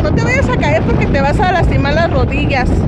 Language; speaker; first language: Spanish; native; Spanish